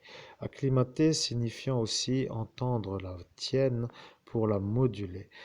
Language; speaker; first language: French; native; French